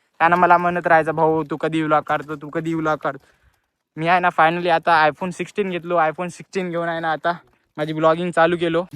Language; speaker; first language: Marathi; non-native, local second language; Lambadi